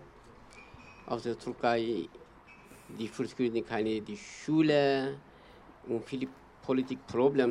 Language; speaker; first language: German; non-native, learner; Kurdish